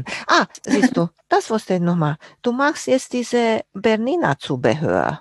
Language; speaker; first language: German; non-native, fluent; Romanian